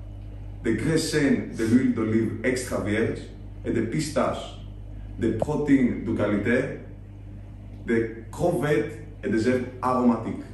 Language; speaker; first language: French; non-native, learner; Greek